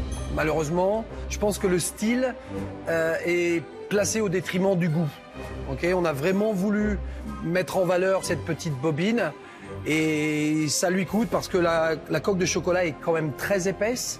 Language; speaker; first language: French; native; French